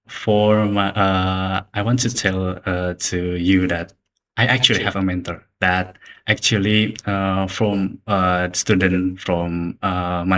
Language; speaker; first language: English; non-native, learner; Indonesian